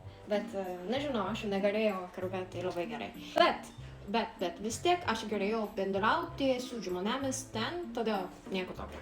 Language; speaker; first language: Lithuanian; non-native, learner; Japanese